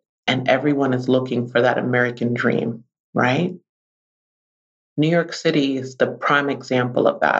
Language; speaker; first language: English; native; English